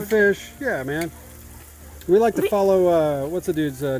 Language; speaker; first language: English; native; English